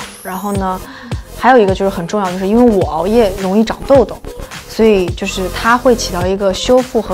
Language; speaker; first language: Chinese; native; Chinese